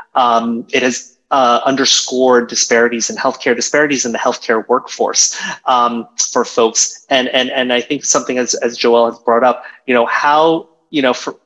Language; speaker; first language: English; native; English